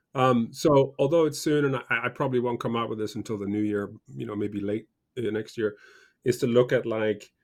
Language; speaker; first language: English; early bilingual, other home language; Norwegian